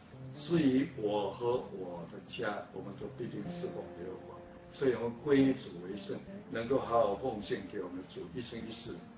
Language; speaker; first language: Chinese; native; Chinese